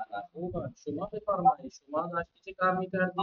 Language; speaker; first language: Persian; non-native, fluent; Urdu